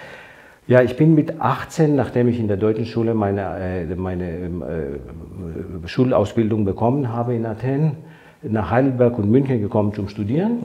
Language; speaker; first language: German; non-native, fluent; Greek